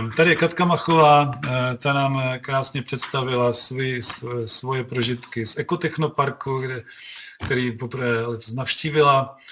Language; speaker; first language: Czech; native; Czech